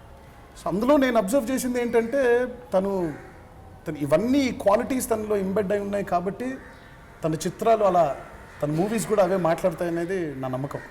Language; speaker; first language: Telugu; native; Telugu